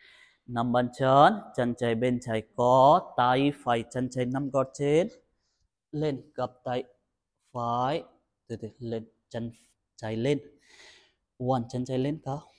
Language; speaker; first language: Vietnamese; non-native, learner; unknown